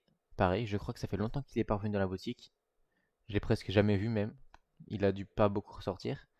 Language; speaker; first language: French; native; French